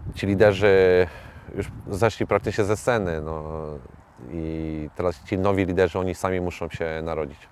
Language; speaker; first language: Polish; native; Polish